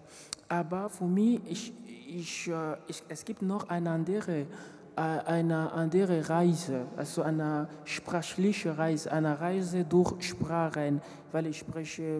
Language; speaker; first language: German; non-native, learner; French